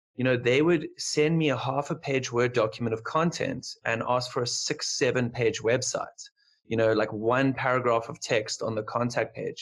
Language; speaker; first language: English; native; English